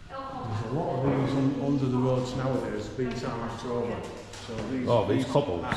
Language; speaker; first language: English; native; English